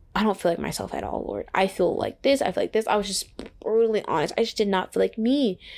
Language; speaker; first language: English; native; English